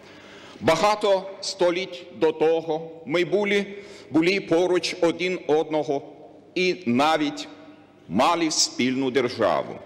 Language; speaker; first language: Ukrainian; non-native, learner; Lithuanian